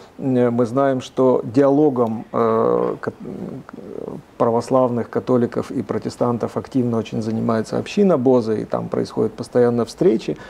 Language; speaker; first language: Russian; native; Russian